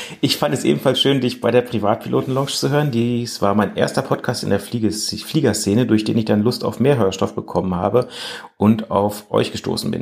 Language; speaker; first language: German; native; German